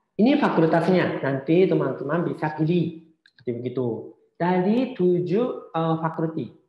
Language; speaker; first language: Indonesian; non-native, fluent; Japanese